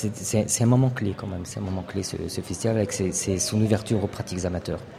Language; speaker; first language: French; native; French